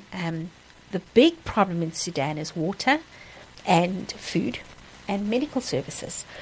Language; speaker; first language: English; native; English